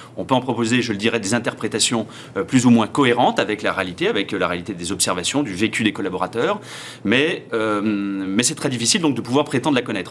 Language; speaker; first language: French; native; French